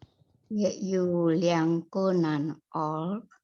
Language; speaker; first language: Chinese; non-native, learner; Indonesian